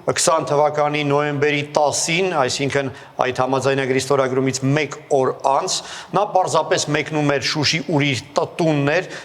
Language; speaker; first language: Armenian; native; Armenian